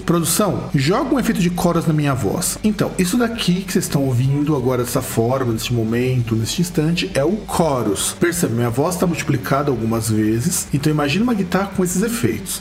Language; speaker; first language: Portuguese; native; Portuguese